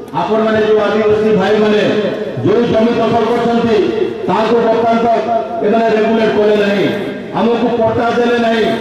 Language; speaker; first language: Odia; non-native, local second language; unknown